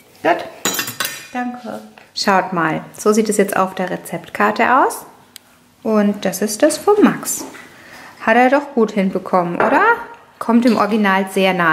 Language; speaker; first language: German; native; German